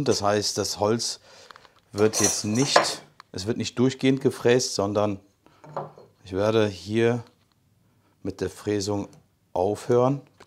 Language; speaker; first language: German; native; German